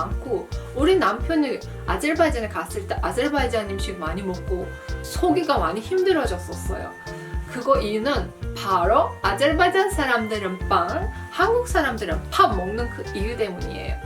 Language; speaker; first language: Korean; non-native, fluent; Azerbaijani